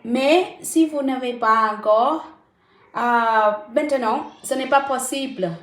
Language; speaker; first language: French; non-native, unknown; Thai